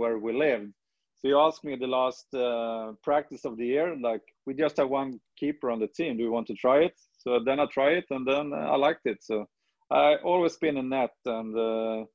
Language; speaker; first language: English; non-native, fluent; Swedish